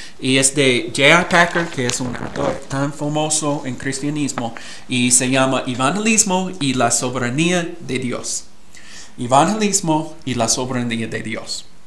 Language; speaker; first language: Spanish; non-native, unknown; English